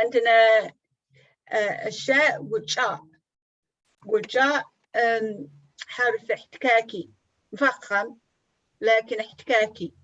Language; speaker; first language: Arabic; non-native, fluent; English